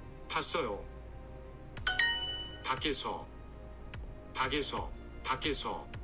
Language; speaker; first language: Korean; non-native, learner; English